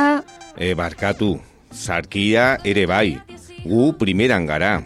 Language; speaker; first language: Basque; non-native, learner; Spanish